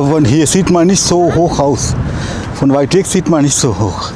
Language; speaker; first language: German; non-native, learner; Sinhala